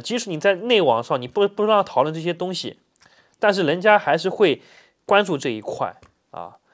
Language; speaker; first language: Chinese; native; Chinese